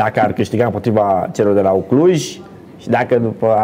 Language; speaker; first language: Romanian; native; Romanian